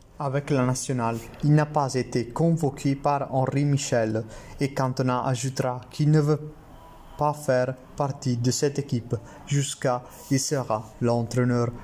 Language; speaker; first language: French; non-native, learner; Italian